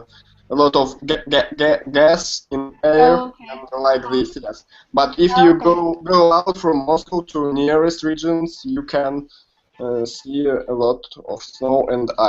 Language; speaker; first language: English; non-native, learner; Russian